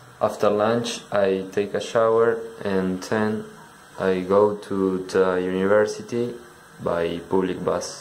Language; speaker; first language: English; non-native, learner; Spanish